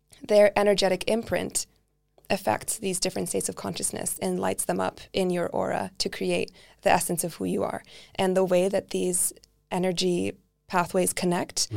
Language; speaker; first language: English; early bilingual, other home language; Icelandic